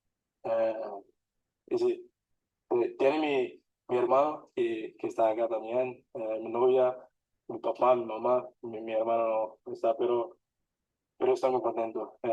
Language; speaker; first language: Spanish; non-native, learner; Portuguese